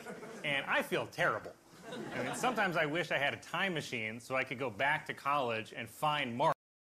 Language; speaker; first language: English; native; English